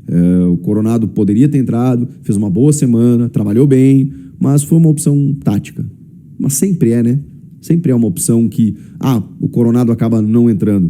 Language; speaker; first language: Portuguese; native; Portuguese